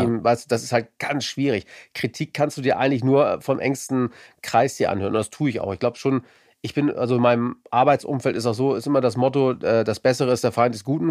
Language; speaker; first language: German; native; German